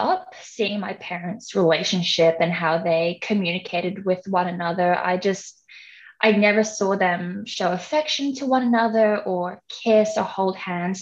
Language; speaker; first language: English; non-native, local second language; Cantonese